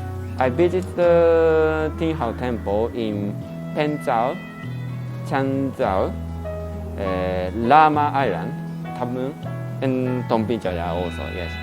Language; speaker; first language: English; non-native, learner; Japanese